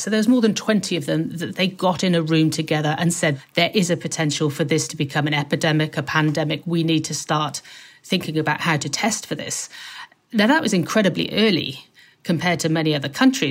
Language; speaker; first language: English; native; English